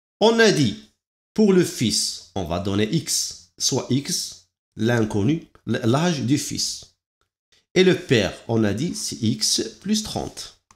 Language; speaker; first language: French; non-native, local second language; Arabic